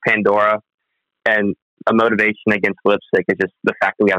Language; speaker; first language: English; native; English